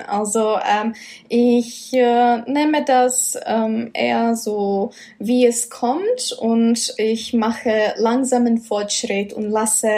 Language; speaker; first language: German; non-native, fluent; Czech